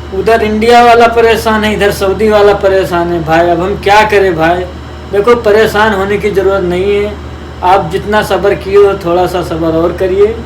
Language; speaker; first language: Hindi; non-native, local second language; Malayalam